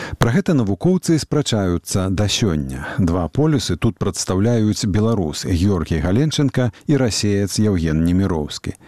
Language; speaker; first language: Belarusian; native; Belarusian